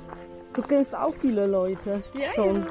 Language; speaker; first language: German; non-native, learner; Polish